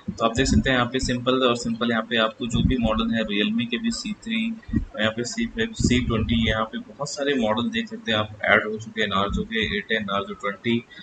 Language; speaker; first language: Hindi; native; Hindi